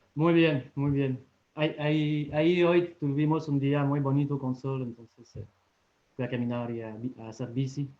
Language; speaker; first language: Spanish; non-native, fluent; French